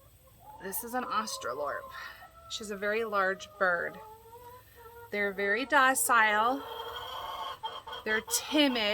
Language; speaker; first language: English; native; English